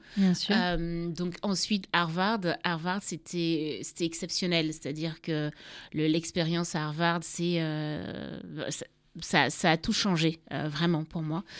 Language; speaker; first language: French; native; French